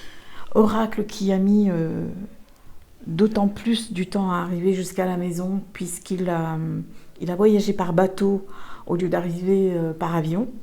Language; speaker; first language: French; native; French